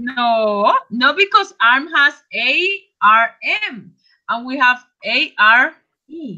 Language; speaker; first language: English; non-native, fluent; Spanish